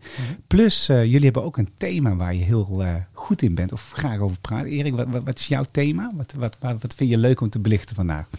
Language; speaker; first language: Dutch; native; Dutch